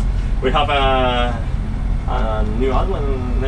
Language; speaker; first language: English; non-native, learner; Spanish